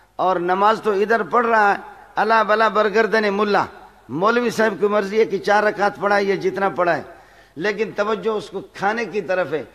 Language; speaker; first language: Urdu; non-native, local second language; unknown